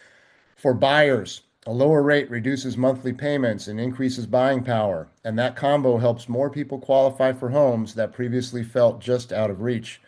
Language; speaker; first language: English; native; English